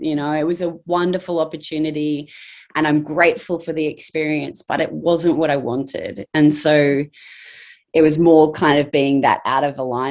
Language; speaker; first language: English; native; English